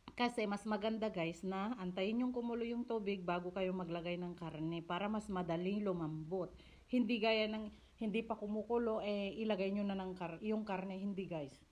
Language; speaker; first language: Filipino; native; Filipino